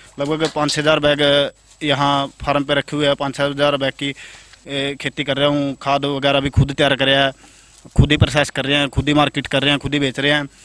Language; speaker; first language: Hindi; native; Hindi